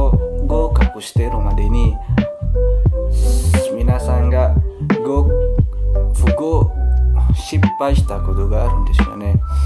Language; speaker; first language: Japanese; non-native, learner; Indonesian